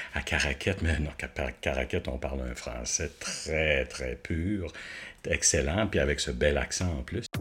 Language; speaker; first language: French; native; French